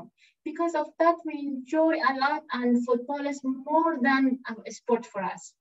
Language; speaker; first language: English; non-native, learner; Persian